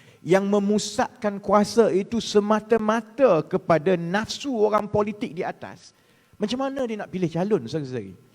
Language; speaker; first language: Malay; native; Malay